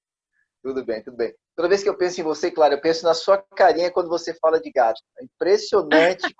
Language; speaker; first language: Portuguese; native; Portuguese